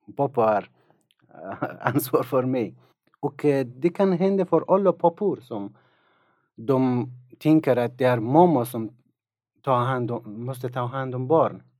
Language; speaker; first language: Swedish; non-native, learner; Persian